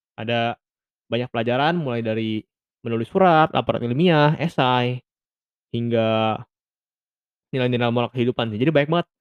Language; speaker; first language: Indonesian; native; Indonesian